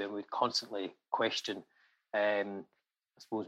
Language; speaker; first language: English; native; English